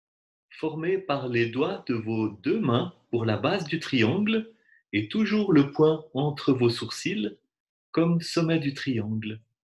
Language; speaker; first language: French; native; French